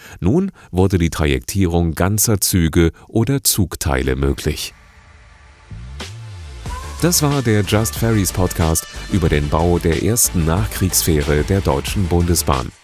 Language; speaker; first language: German; native; German